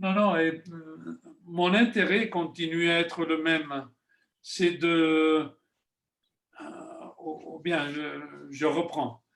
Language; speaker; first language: French; non-native, fluent; Spanish